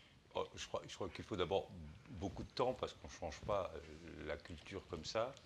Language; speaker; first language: French; native; French